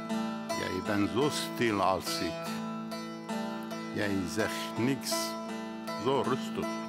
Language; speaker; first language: Dutch; non-native, learner; Kurdish